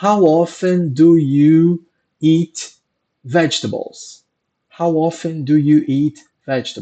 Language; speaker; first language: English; non-native, fluent; Portuguese